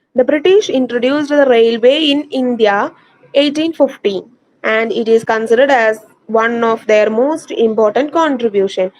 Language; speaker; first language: English; non-native, local second language; Malayalam